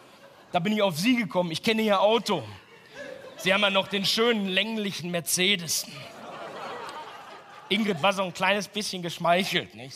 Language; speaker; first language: German; native; German